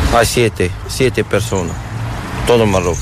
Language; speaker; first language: Spanish; non-native, learner; Arabic